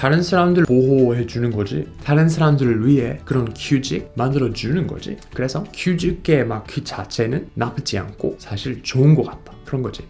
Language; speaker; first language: Korean; non-native, learner; English